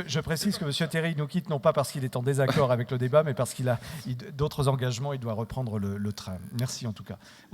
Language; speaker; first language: French; native; French